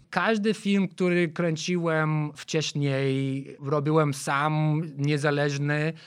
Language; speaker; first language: Polish; non-native, learner; English